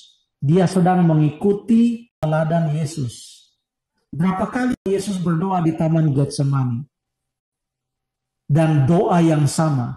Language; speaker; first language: Indonesian; native; Indonesian